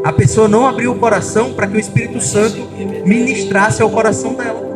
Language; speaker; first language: Portuguese; native; Portuguese